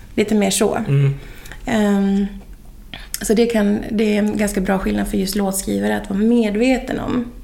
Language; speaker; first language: Swedish; native; Swedish